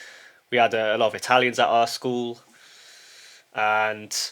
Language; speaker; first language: English; early bilingual, heritage; English